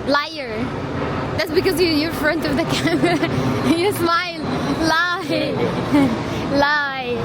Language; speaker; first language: English; non-native, learner; Arabic